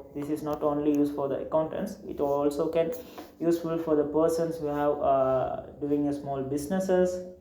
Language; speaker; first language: English; non-native, local second language; Tamil